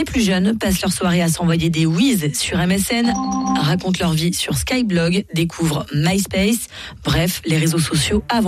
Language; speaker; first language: French; native; French